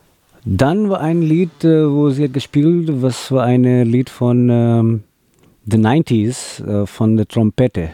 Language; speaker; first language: German; non-native, learner; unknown